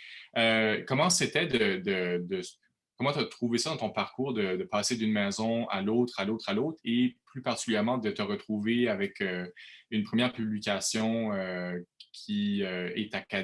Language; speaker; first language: French; native; French